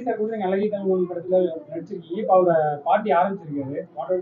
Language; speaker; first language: Tamil; native; Tamil